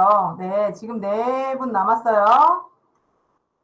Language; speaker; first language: Korean; native; Korean